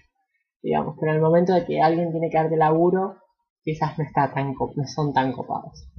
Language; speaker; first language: Spanish; native; Spanish